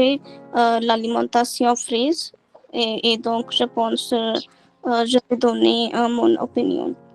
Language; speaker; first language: French; non-native, learner; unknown